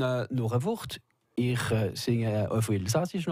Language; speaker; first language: German; native; German